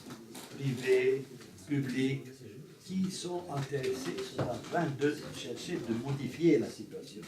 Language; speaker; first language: French; non-native, fluent; Italian